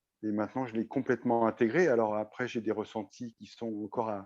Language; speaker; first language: French; native; French